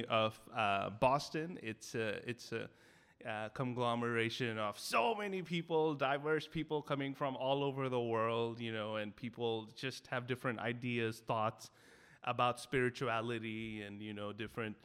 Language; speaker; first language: English; non-native, local second language; Hindi